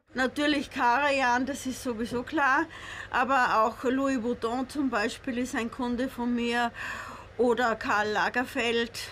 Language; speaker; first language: German; native; German